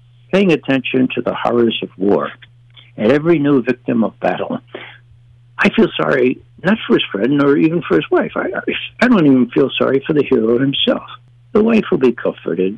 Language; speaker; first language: English; native; English